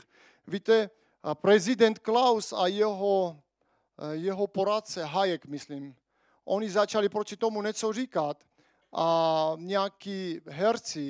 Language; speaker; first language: Czech; non-native, fluent; Armenian